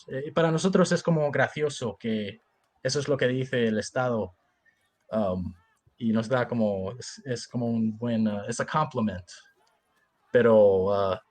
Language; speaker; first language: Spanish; early bilingual, heritage; Spanish